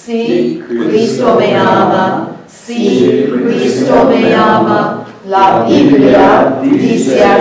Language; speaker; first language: Spanish; non-native, fluent; English